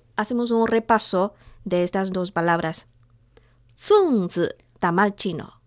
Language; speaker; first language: Spanish; non-native, fluent; Chinese